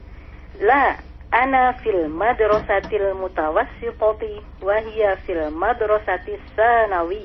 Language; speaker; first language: Arabic; non-native, learner; Indonesian